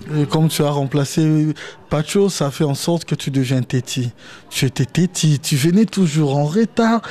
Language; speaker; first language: French; non-native, local second language; Lingala